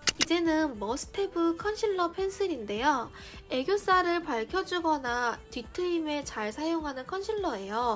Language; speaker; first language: Korean; native; Korean